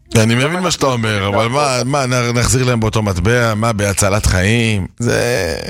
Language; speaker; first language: Hebrew; native; Hebrew